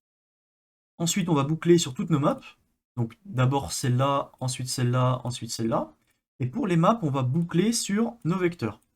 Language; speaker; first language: French; native; French